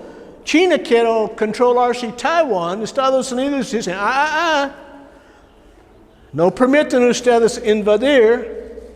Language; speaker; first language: Spanish; non-native, learner; English